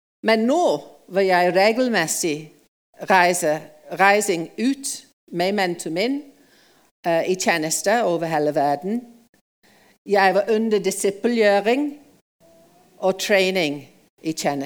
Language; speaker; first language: Norwegian; non-native, fluent; English